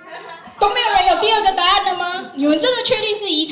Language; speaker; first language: Chinese; native; Chinese